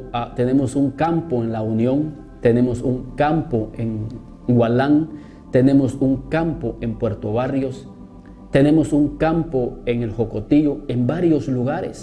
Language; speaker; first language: Spanish; native; Spanish